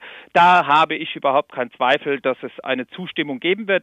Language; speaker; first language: German; native; German